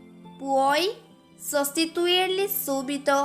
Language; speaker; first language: Italian; non-native, fluent; Urdu